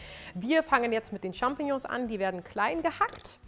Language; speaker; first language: German; native; German